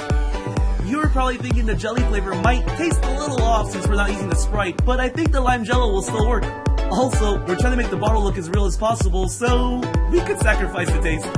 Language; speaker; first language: English; native; English